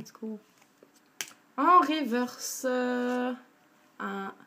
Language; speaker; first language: English; non-native, fluent; French